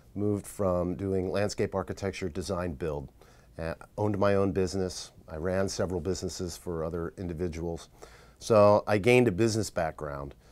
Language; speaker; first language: English; native; English